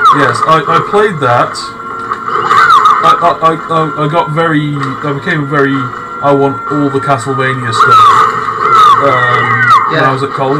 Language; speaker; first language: English; native; English